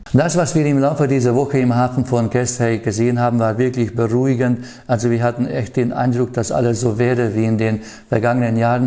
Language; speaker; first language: German; native; German